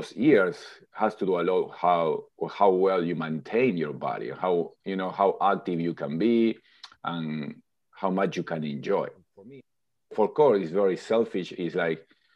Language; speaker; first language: English; non-native, fluent; Spanish